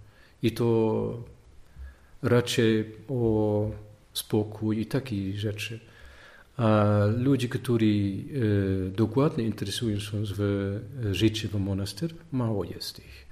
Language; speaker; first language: Polish; non-native, learner; Dutch